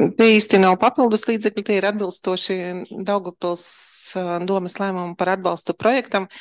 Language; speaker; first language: Latvian; non-native, local second language; Russian